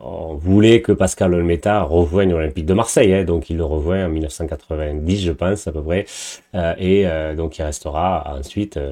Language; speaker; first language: French; native; French